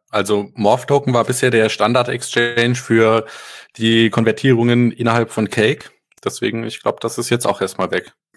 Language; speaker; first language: German; native; German